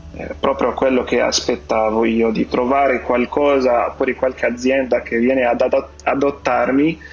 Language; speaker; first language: Italian; non-native, fluent; Arabic